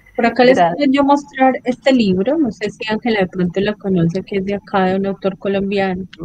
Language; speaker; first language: Spanish; native; Spanish